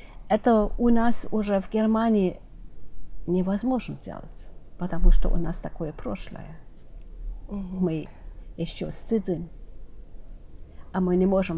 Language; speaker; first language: Russian; non-native, fluent; German